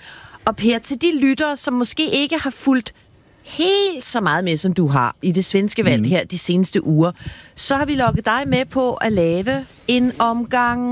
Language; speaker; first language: Danish; native; Danish